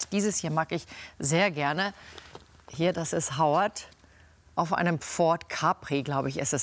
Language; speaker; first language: German; native; German